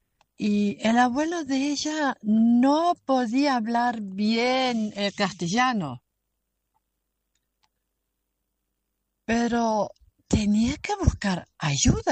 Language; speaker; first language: Spanish; non-native, fluent; German